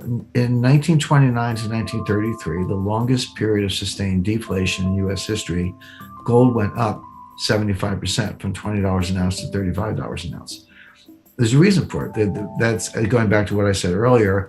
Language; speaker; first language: English; native; English